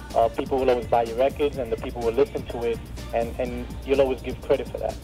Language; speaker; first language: English; native; English